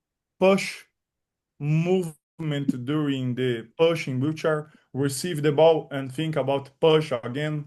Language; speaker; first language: English; non-native, learner; Portuguese